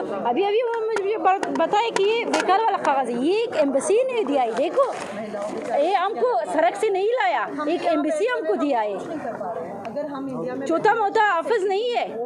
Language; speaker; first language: Hindi; non-native, fluent; Persian